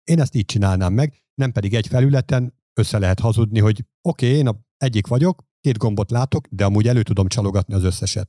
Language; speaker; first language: Hungarian; native; Hungarian